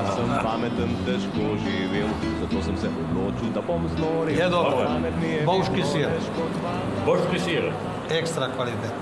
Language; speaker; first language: German; non-native, learner; Slovenian